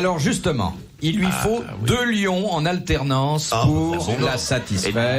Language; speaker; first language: French; native; French